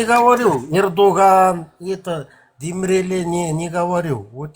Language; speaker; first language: Russian; non-native, local second language; Kazakh